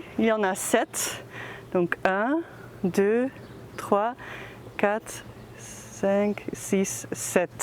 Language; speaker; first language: French; non-native, fluent; Dutch